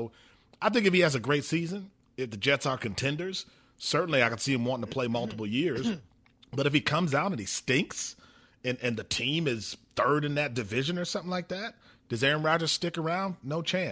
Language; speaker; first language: English; native; English